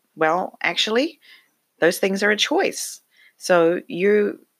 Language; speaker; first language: English; native; English